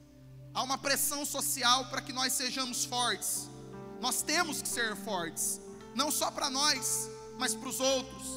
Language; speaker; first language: Portuguese; native; Portuguese